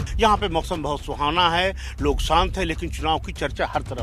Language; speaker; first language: Hindi; native; Hindi